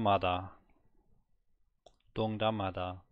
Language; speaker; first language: Korean; non-native, learner; German